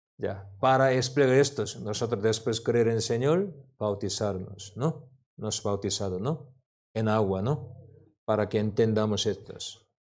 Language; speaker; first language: Spanish; non-native, learner; Korean